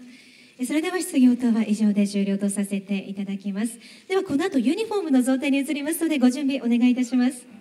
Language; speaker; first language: Japanese; native; Japanese